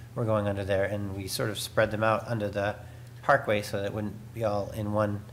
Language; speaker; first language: English; native; English